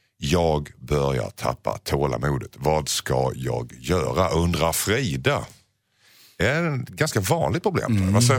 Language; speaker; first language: Swedish; native; Swedish